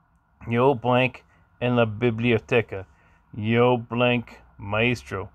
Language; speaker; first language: Spanish; non-native, learner; English